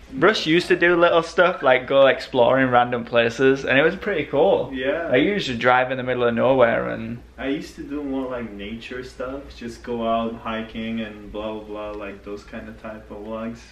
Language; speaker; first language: English; native; English